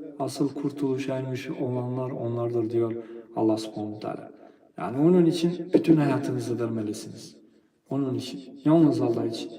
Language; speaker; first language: Turkish; non-native, fluent; Albanian